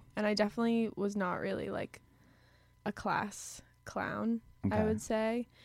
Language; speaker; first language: English; native; English